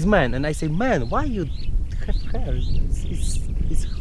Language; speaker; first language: English; non-native, learner; Polish